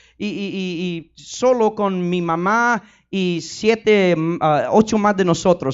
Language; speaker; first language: Spanish; early bilingual, heritage; Spanish